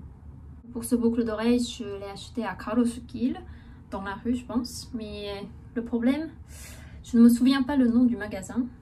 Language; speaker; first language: French; non-native, fluent; Korean